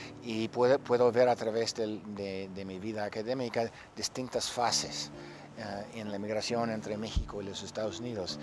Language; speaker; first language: Spanish; non-native, fluent; English